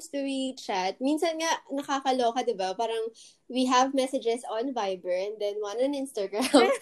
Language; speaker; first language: English; non-native, local second language; Filipino